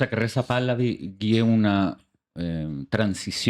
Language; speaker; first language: Spanish; native; Spanish